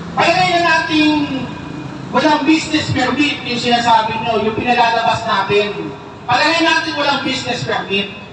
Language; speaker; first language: Filipino; native; Filipino